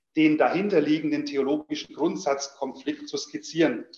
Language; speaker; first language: German; native; German